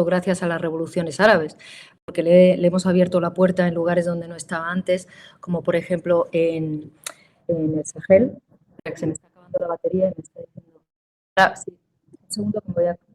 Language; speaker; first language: Spanish; native; Spanish